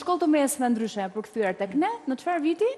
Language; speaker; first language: Albanian; native; Albanian